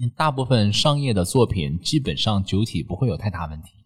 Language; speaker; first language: Chinese; native; Chinese